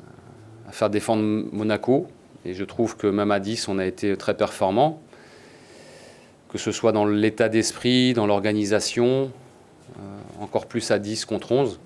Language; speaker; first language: French; native; French